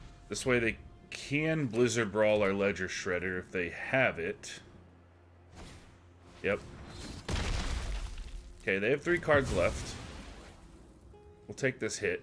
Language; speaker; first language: English; native; English